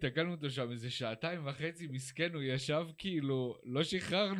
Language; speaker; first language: Hebrew; native; Hebrew